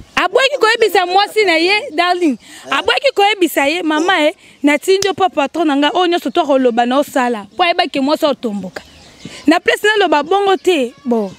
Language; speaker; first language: Lingala; native; Lingala